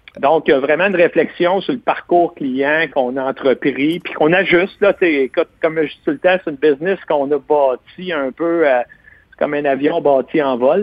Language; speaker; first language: French; native; French